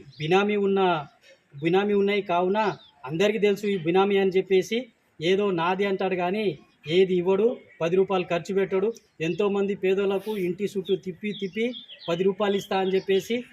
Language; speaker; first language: Telugu; native; Telugu